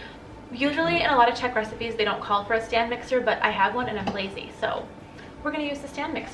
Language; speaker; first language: English; native; English